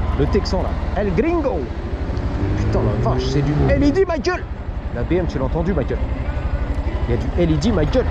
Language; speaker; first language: French; native; French